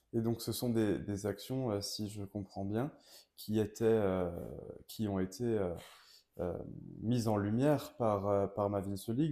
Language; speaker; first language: French; native; French